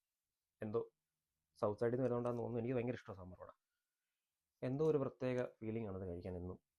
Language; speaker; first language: Malayalam; native; Malayalam